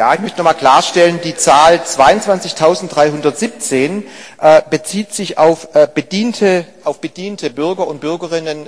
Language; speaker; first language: German; native; German